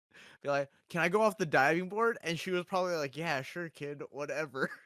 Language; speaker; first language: English; native; English